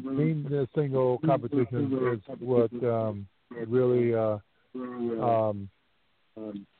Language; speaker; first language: English; native; English